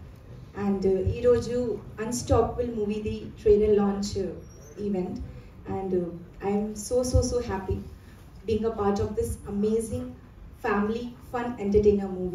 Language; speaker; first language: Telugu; non-native, learner; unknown